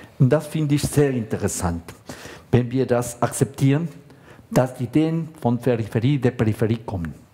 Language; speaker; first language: German; non-native, fluent; Spanish